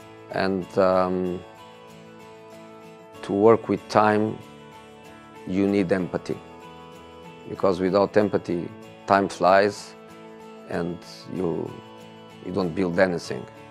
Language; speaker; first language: English; non-native, fluent; Portuguese